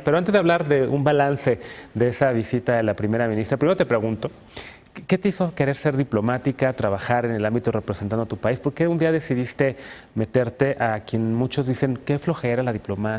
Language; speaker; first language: Spanish; native; Spanish